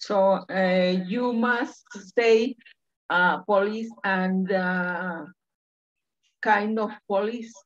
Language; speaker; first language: English; non-native, learner; Spanish